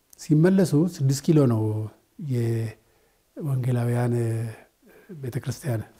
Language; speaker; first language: Amharic; non-native, local second language; Oromo